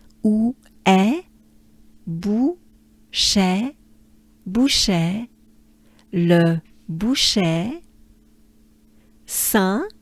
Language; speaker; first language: French; native; French